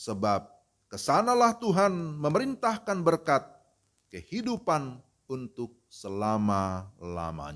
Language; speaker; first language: Indonesian; native; Indonesian